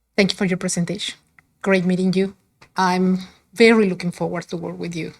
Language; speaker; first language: English; non-native, fluent; Spanish